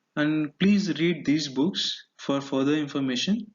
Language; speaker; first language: English; non-native, local second language; Kannada